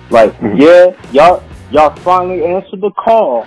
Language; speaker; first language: English; native; English